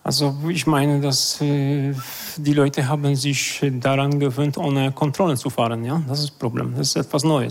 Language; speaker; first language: German; non-native, fluent; Polish